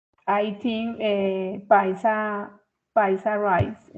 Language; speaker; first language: English; non-native, fluent; Spanish